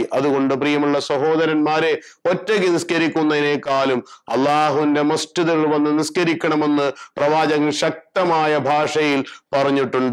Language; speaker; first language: Malayalam; native; Malayalam